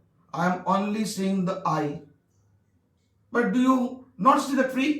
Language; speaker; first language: English; non-native, local second language; Bangla